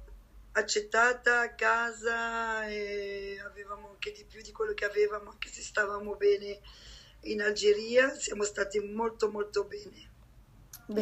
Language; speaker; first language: Italian; non-native, fluent; French